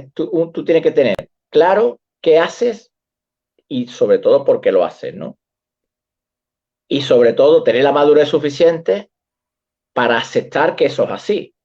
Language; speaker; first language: Spanish; native; Spanish